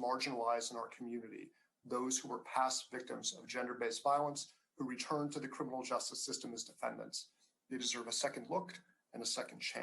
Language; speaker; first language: English; native; English